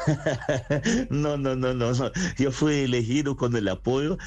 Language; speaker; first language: Spanish; non-native, fluent; Russian